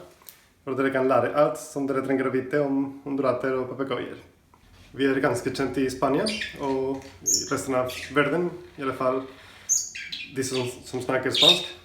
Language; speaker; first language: Norwegian; non-native, learner; Spanish